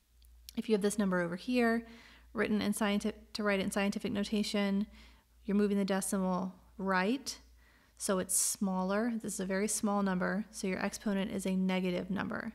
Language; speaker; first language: English; native; English